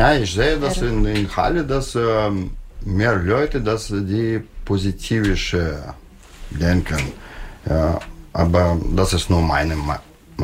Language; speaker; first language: German; non-native, learner; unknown